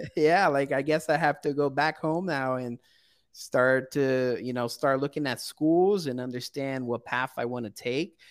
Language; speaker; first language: English; early bilingual, other home language; Portuguese